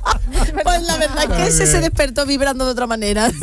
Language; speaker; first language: Spanish; native; Spanish